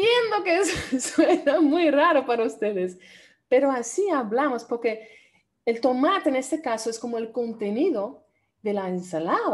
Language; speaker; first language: Spanish; non-native, fluent; Dutch